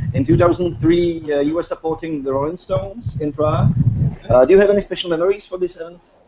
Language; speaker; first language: English; non-native, fluent; Czech